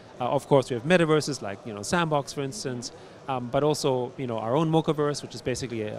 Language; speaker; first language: English; early bilingual, other home language; German